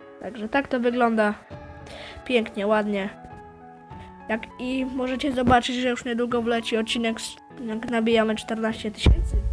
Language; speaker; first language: Polish; native; Polish